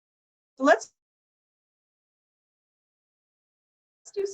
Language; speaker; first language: English; native; English